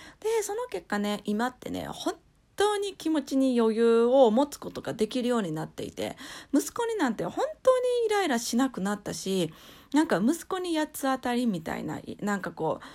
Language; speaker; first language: Japanese; native; Japanese